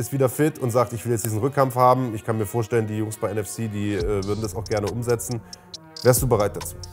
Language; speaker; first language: German; native; German